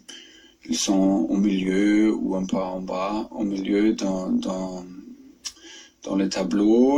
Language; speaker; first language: French; non-native, fluent; German